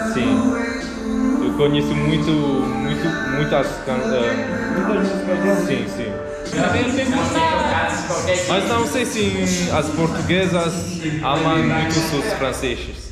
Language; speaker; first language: Portuguese; non-native, learner; French